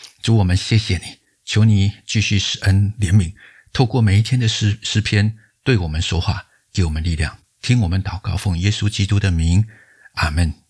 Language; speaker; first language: Chinese; native; Chinese